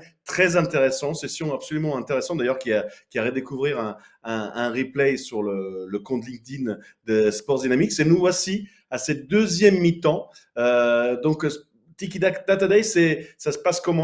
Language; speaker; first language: French; native; French